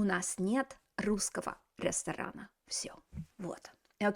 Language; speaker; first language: Russian; non-native, fluent; English